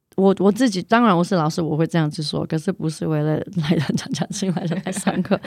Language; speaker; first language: Chinese; non-native, fluent; English